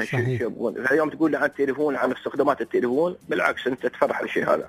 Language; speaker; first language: Arabic; native; Arabic